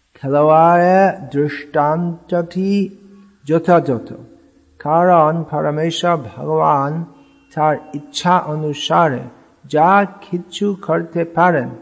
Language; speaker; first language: Bangla; non-native, fluent; English